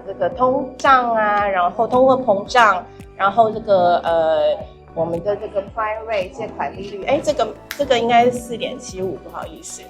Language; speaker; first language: Chinese; native; Chinese